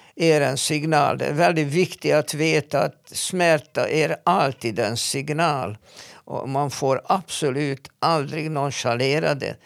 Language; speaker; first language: Swedish; non-native, fluent; Hungarian